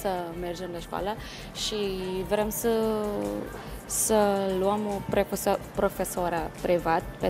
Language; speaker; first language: Romanian; non-native, learner; Filipino